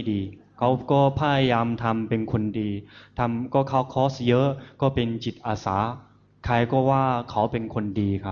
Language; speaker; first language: Thai; non-native, fluent; Chinese